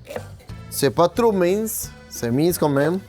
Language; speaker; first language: French; non-native, fluent; Spanish